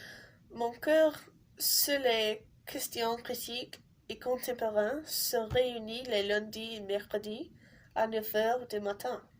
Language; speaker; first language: French; non-native, learner; English